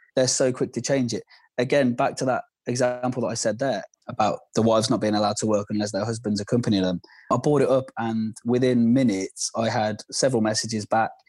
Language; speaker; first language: English; native; English